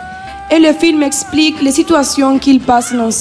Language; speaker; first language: French; non-native, learner; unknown